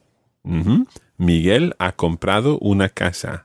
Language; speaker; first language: Spanish; non-native, fluent; English